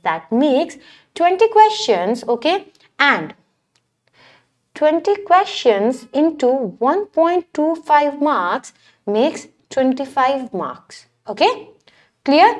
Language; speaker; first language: English; non-native, local second language; Hindi